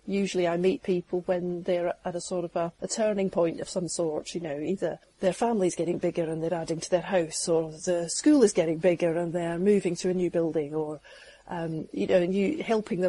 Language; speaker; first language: English; native; English